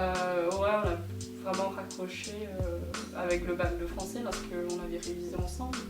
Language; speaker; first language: French; native; French